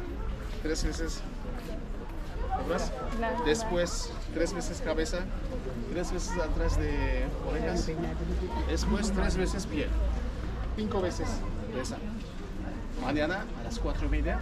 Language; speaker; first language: Spanish; non-native, learner; Turkish